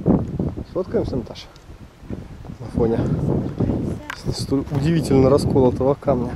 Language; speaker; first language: Russian; native; Russian